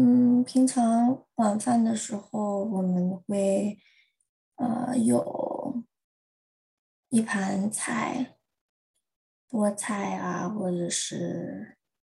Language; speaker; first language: Chinese; early bilingual, heritage; Chinese